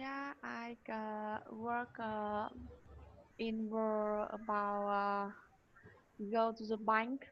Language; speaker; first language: English; non-native, learner; Vietnamese